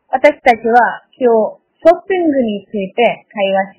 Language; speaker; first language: Japanese; non-native, learner; Malayalam